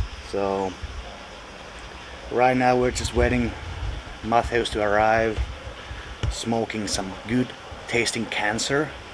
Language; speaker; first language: English; non-native, fluent; Finnish